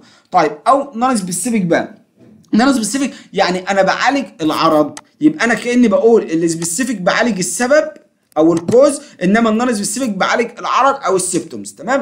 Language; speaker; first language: Arabic; native; Arabic